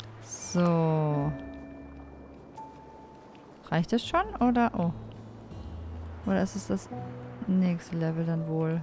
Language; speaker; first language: German; native; German